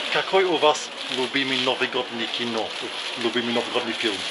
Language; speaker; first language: Russian; non-native, learner; English